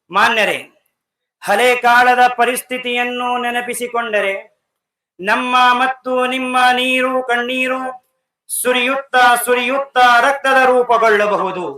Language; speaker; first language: Kannada; non-native, local second language; Urdu